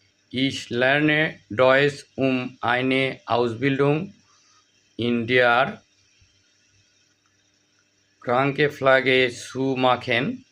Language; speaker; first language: German; non-native, learner; Bangla